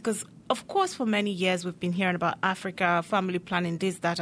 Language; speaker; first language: English; non-native, local second language; Igbo